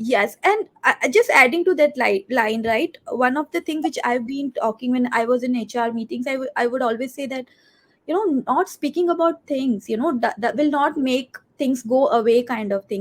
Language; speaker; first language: English; non-native, local second language; Hindi